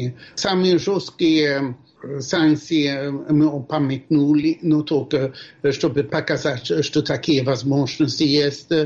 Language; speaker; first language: Russian; non-native, fluent; Swedish